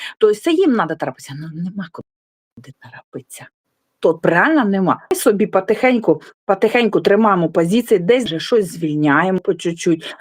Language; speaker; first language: Ukrainian; non-native, local second language; Russian